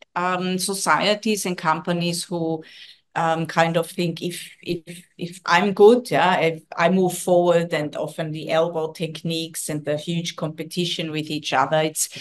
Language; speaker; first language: English; non-native, fluent; German